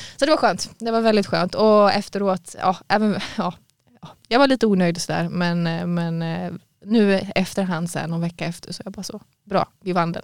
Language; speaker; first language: Swedish; native; Swedish